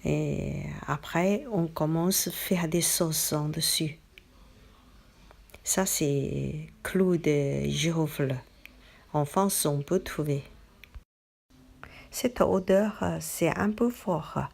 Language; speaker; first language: French; non-native, learner; Chinese